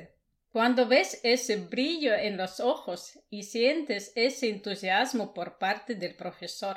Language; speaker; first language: Spanish; non-native, fluent; Russian